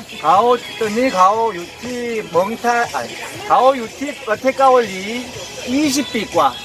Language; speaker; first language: Thai; non-native, learner; Korean